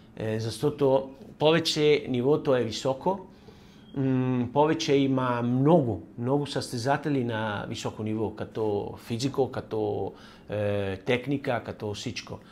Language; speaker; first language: Bulgarian; non-native, learner; Italian